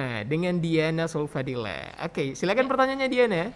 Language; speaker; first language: Indonesian; native; Indonesian